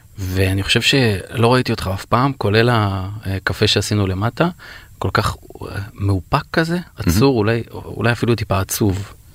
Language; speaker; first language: Hebrew; native; Hebrew